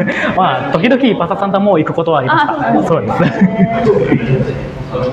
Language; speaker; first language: Japanese; non-native, fluent; Indonesian